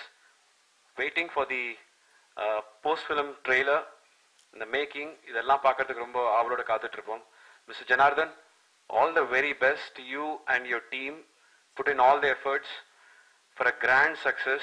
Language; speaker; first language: Tamil; native; Tamil